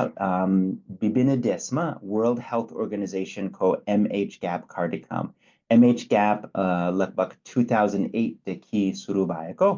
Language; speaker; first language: Nepali; non-native, fluent; English